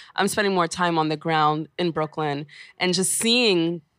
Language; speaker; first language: English; native; English